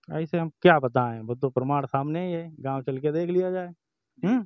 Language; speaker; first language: Hindi; native; Hindi